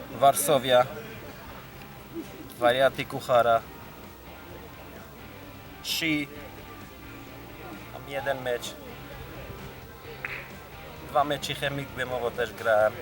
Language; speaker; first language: Polish; non-native, learner; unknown